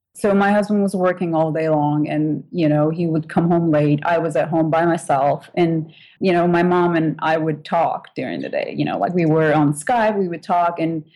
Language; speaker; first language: English; non-native, fluent; Turkish